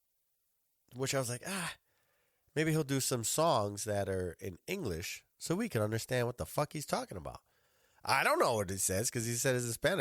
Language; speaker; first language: English; native; English